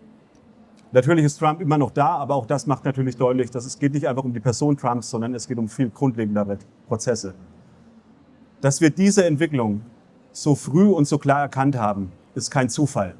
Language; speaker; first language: German; native; German